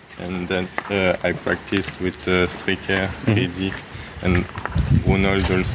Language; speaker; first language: English; non-native, learner; French